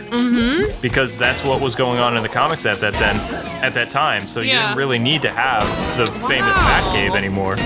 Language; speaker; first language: English; native; English